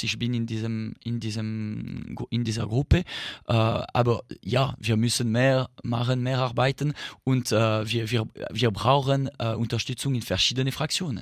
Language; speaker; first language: German; non-native, local second language; French